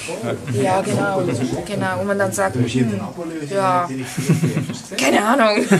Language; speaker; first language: German; non-native, fluent; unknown